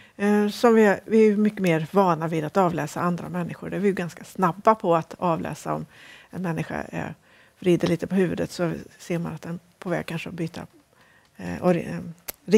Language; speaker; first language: Swedish; native; Swedish